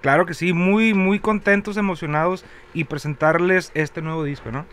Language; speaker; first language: Spanish; native; Spanish